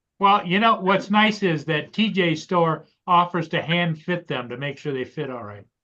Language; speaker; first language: English; native; English